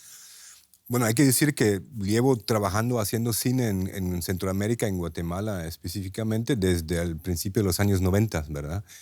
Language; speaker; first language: Spanish; non-native, fluent; German